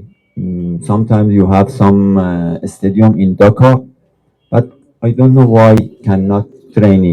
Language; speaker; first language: English; non-native, learner; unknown